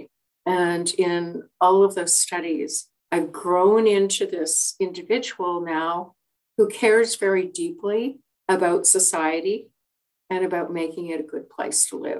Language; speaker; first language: English; native; English